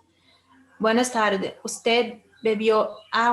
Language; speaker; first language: Spanish; non-native, learner; Portuguese